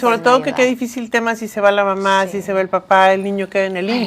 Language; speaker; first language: Spanish; native; Spanish